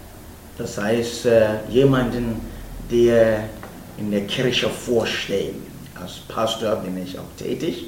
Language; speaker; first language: German; non-native, fluent; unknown